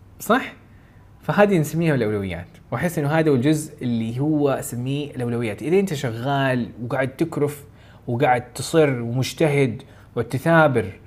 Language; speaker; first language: Arabic; native; Arabic